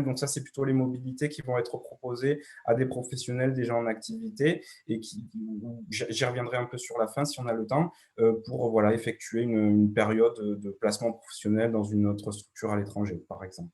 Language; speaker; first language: French; native; French